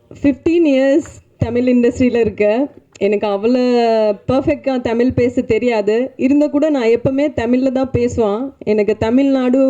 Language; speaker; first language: Tamil; non-native, fluent; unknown